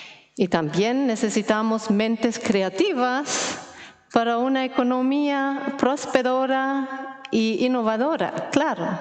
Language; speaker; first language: Spanish; non-native, fluent; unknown